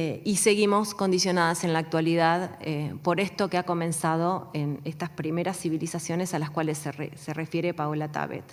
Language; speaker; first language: Spanish; native; Spanish